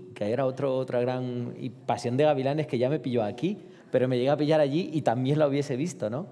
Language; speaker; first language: Spanish; early bilingual, other home language; Romanian